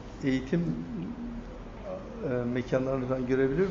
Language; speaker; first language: Turkish; native; Turkish